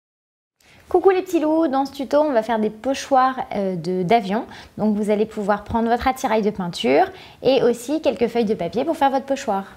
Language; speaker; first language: French; native; French